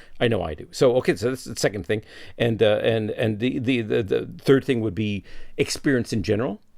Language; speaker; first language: English; native; English